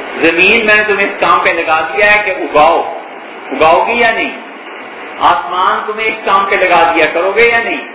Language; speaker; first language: Urdu; native; Urdu